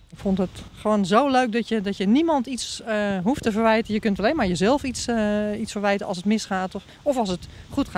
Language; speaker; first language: Dutch; native; Dutch